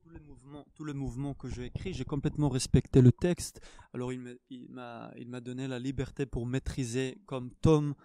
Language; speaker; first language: French; non-native, fluent; Hebrew